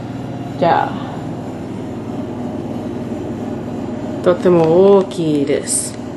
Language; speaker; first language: Japanese; non-native, learner; English